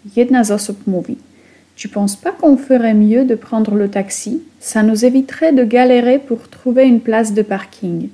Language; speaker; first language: French; non-native, fluent; Polish